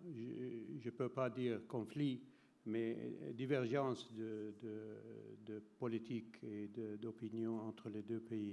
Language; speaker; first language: French; non-native, fluent; Arabic